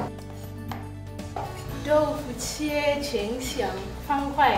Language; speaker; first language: Chinese; non-native, fluent; Shona